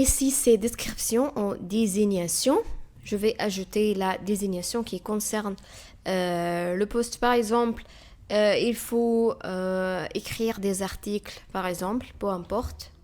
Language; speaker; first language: French; non-native, fluent; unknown